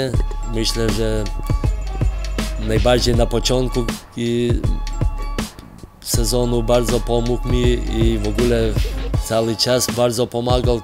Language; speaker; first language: Polish; non-native, fluent; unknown